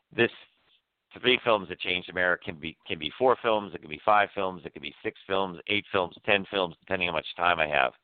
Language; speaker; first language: English; native; English